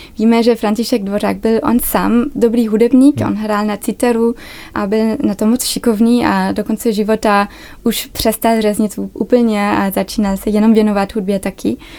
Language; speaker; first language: Czech; early bilingual, other home language; German